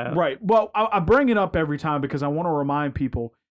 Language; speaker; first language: English; native; English